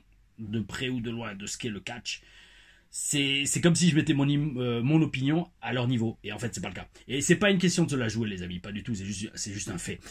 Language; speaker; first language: French; native; French